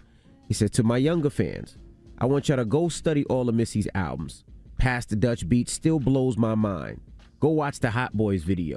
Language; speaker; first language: English; native; English